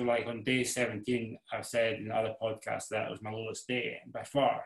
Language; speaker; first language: English; native; English